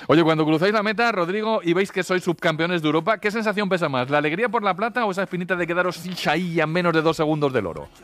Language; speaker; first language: Spanish; native; Spanish